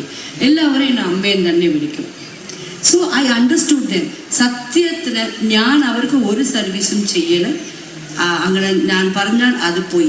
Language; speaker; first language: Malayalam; non-native, local second language; Tamil